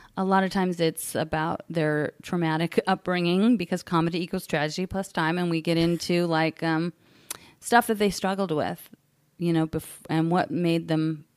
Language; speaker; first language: English; native; English